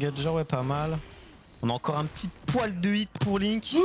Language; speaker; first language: French; native; French